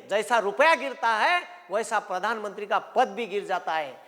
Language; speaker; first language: Hindi; non-native, local second language; Marathi